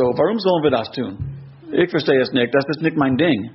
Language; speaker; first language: German; non-native, fluent; English